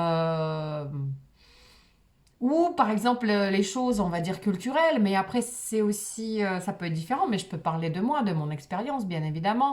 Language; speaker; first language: French; non-native, fluent; Russian